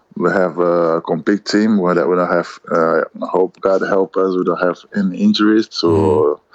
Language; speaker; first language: English; non-native, learner; Kabuverdianu